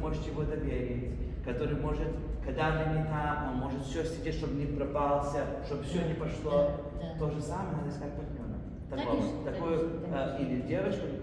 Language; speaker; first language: Russian; non-native, fluent; English